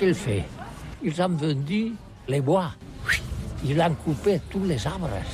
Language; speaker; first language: French; non-native, learner; Catalan